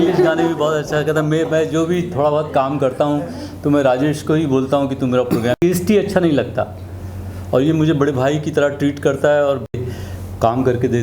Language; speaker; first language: Hindi; native; Hindi